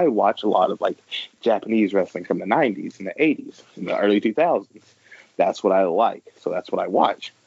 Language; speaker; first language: English; native; English